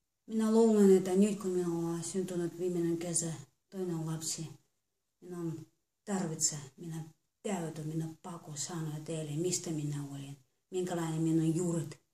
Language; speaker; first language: Finnish; non-native, learner; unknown